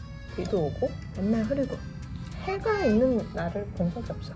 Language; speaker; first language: Korean; early bilingual, other home language; English